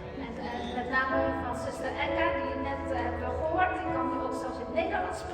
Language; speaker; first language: Dutch; non-native, fluent; Indonesian